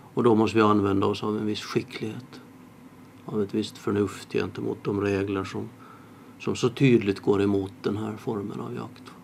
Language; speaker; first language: Swedish; native; Swedish